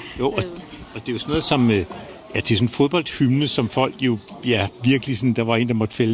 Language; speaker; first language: Danish; native; Danish